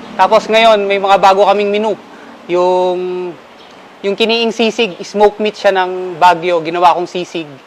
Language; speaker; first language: Filipino; non-native, local second language; Iloko